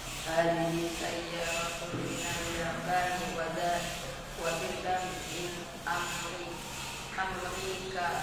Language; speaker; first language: Arabic; non-native, learner; Indonesian